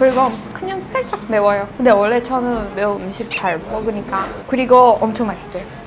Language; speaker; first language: Korean; non-native, learner; Portuguese